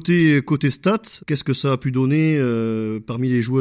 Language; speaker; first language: French; native; French